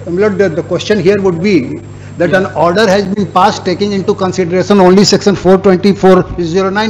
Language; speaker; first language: English; non-native, local second language; Hindi